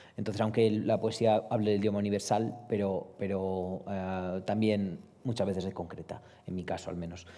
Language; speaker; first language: Spanish; early bilingual, other home language; Romanian